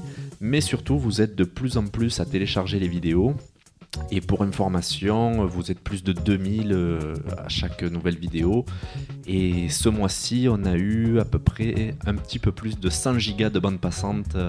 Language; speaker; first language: French; native; French